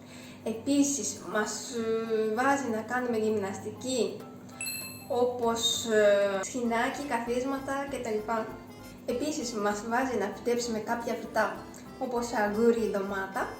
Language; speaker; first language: Greek; non-native, fluent; Japanese